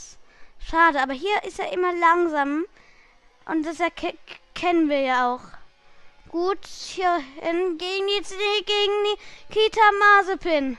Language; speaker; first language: German; native; German